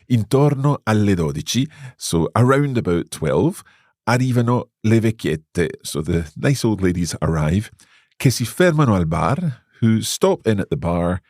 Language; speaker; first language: Italian; non-native, fluent; English